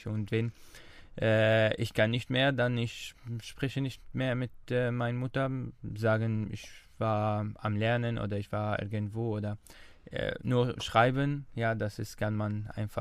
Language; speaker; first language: German; non-native, learner; Arabic